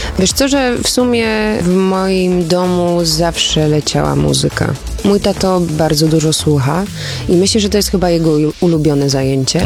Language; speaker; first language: Polish; early bilingual, heritage; Polish